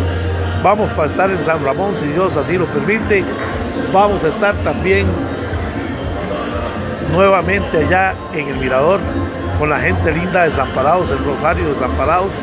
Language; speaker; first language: Spanish; native; Spanish